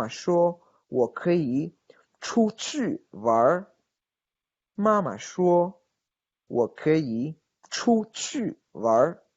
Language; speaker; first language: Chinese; non-native, fluent; Spanish